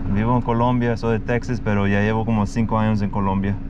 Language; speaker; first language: Spanish; non-native, fluent; English